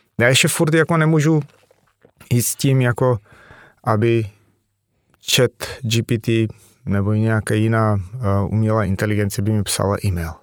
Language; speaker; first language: Czech; non-native, fluent; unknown